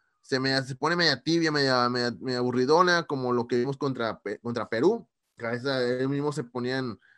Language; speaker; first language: Spanish; native; Spanish